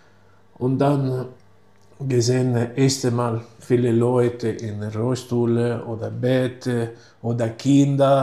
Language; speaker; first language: German; non-native, learner; Italian